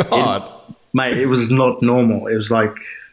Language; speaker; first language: English; native; English